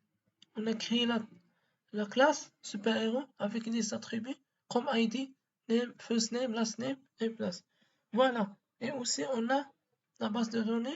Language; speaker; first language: French; non-native, local second language; Arabic